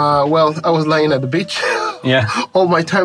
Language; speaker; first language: English; non-native, local second language; Yoruba